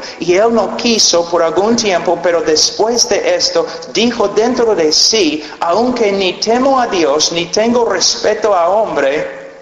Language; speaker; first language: Spanish; non-native, fluent; English